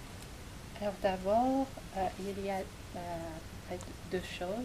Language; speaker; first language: French; non-native, fluent; Japanese